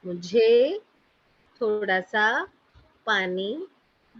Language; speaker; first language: Hindi; native; Hindi